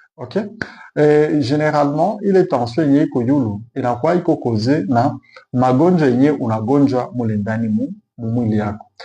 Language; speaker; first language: Swahili; native; Swahili